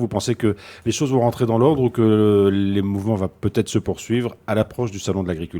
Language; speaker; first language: French; native; French